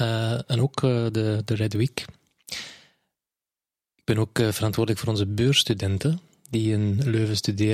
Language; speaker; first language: Dutch; non-native, fluent; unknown